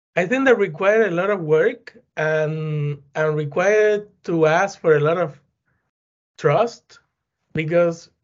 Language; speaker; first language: English; non-native, fluent; Spanish